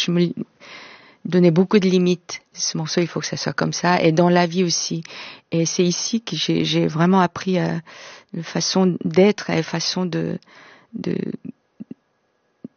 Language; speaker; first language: French; non-native, fluent; Korean